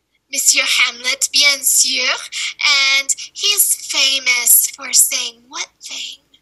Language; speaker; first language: English; native; English